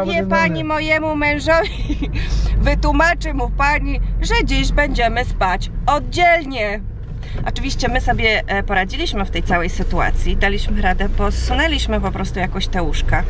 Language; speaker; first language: Polish; native; Polish